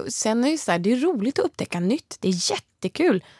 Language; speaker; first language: Swedish; native; Swedish